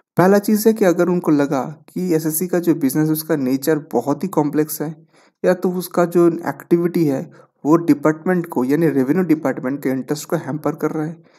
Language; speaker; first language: Hindi; non-native, local second language; Bangla